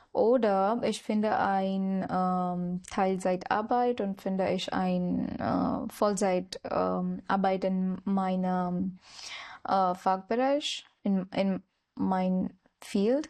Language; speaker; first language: German; non-native, learner; Marathi